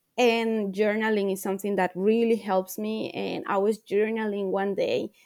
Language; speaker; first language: English; non-native, fluent; Spanish